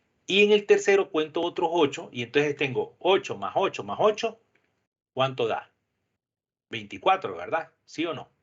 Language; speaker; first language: Spanish; native; Spanish